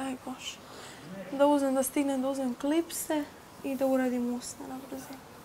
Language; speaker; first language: Serbian; native; Serbian